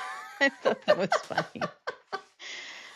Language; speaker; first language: English; native; English